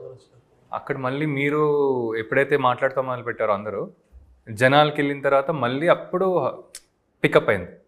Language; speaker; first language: Telugu; native; Telugu